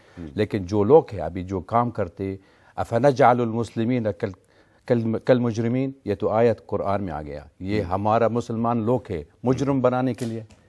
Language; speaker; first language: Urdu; non-native, learner; Arabic